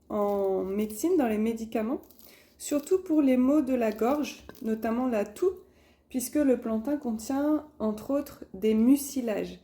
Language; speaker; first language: French; native; French